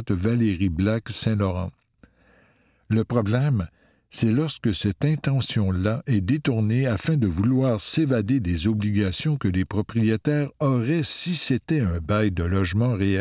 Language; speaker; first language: French; native; French